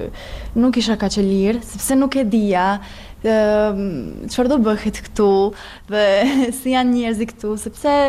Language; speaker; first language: Albanian; non-native, learner; Serbian